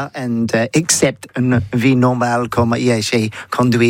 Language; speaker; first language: French; non-native, learner; English